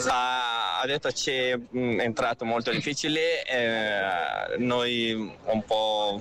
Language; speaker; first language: Italian; non-native, learner; Urdu